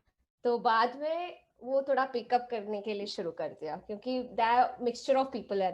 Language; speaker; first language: Hindi; non-native, local second language; Tamil